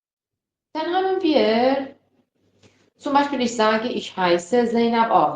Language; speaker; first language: German; non-native, fluent; Persian